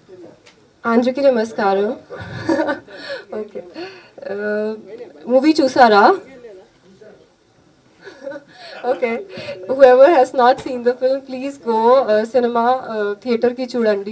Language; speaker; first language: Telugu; non-native, learner; Hindi